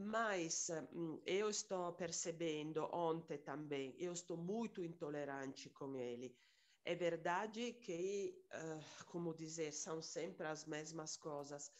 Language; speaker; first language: Portuguese; non-native, fluent; Italian